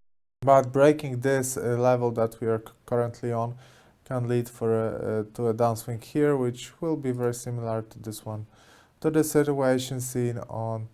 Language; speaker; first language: English; non-native, fluent; Polish